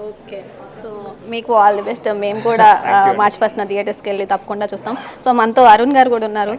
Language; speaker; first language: Telugu; native; Telugu